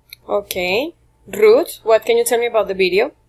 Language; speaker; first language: English; non-native, fluent; Spanish